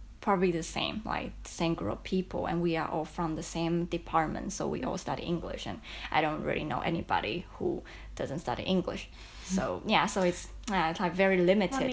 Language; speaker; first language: English; non-native, fluent; Chinese